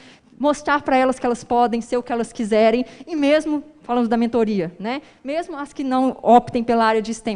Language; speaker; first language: Portuguese; native; Portuguese